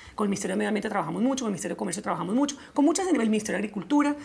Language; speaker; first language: Spanish; native; Spanish